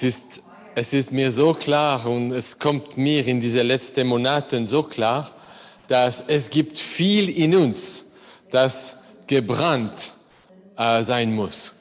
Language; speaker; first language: German; non-native, learner; English